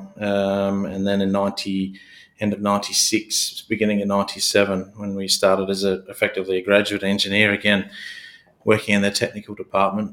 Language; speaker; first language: English; native; English